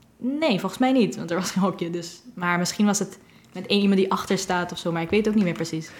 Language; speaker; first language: Dutch; non-native, local second language; Papiamento